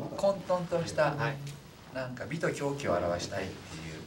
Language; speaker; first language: Japanese; native; Japanese